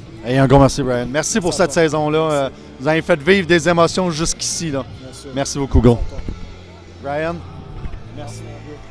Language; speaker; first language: French; native; French